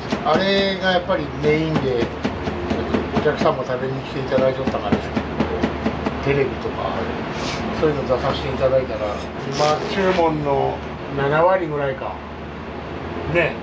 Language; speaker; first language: Japanese; native; Japanese